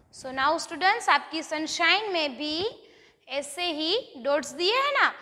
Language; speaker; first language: Hindi; non-native, local second language; Gujarati